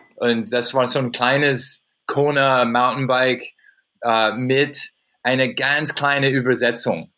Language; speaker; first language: German; non-native, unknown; English